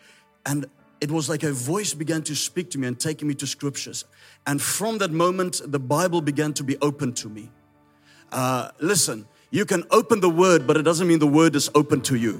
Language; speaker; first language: English; non-native, local second language; Afrikaans